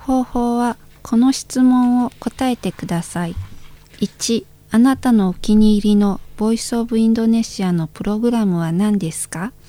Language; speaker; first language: Japanese; non-native, fluent; Indonesian